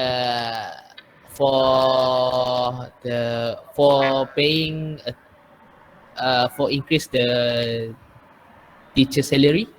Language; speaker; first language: English; non-native, learner; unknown